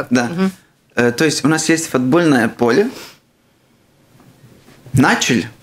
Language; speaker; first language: Russian; non-native, local second language; Latvian